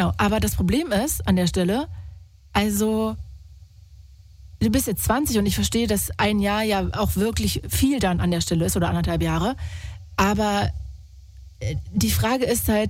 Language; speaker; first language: German; native; German